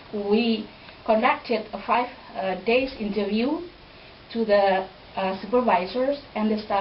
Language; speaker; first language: English; non-native, fluent; Indonesian